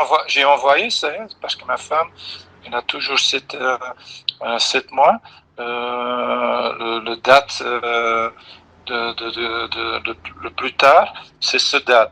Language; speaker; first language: French; non-native, local second language; Dutch